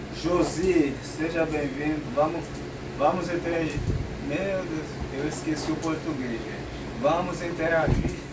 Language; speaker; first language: Portuguese; non-native, learner; Haitian Creole